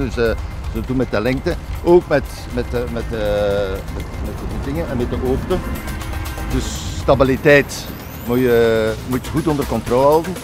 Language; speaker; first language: Dutch; non-native, local second language; French